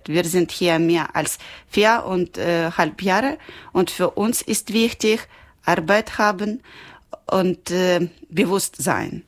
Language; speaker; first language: German; non-native, learner; Ukrainian